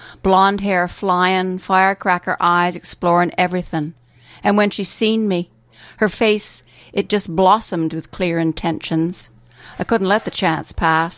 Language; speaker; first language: English; native; English